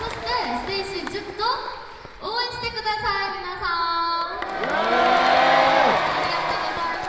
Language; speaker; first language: Japanese; non-native, learner; Korean